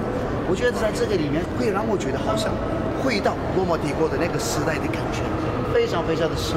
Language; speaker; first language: Chinese; non-native, fluent; Turkish